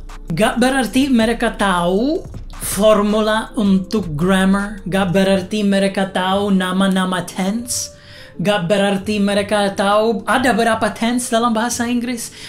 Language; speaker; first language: Indonesian; non-native, fluent; English